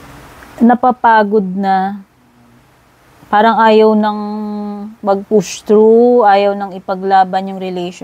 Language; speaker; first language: Filipino; native; Filipino